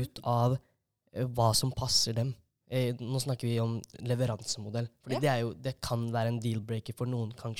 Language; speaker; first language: Norwegian; native; Norwegian